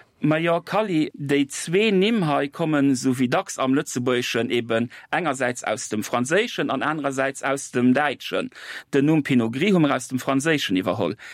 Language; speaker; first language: Luxembourgish; native; Luxembourgish